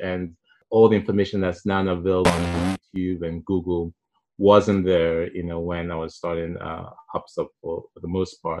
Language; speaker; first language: English; non-native, local second language; Igbo